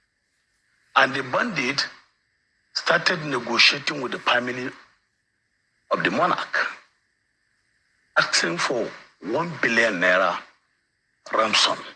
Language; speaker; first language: English; non-native, local second language; Hausa